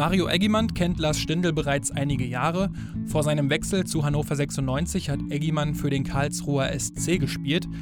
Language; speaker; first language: German; native; German